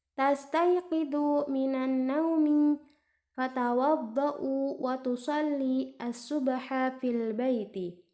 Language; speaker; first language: Arabic; non-native, fluent; Indonesian